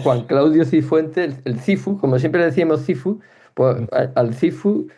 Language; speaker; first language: Spanish; native; Spanish